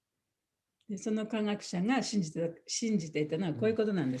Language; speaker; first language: Japanese; native; Japanese